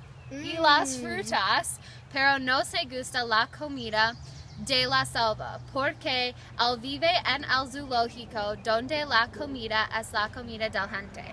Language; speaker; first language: Spanish; non-native, learner; English